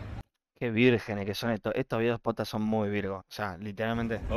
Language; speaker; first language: Spanish; native; Spanish